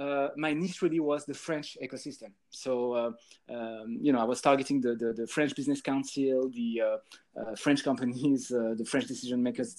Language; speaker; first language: English; non-native, fluent; French